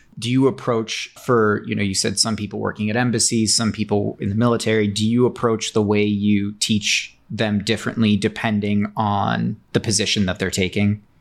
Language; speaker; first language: English; native; English